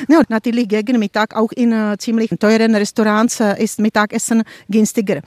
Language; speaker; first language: German; non-native, fluent; Czech